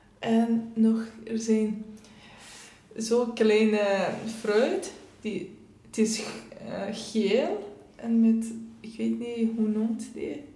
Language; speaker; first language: Dutch; non-native, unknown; Persian